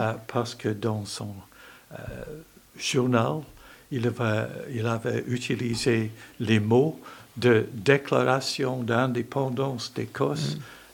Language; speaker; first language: French; non-native, learner; English